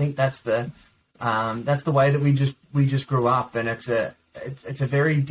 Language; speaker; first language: English; native; English